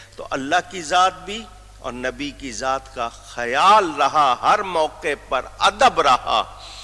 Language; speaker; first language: Urdu; native; Urdu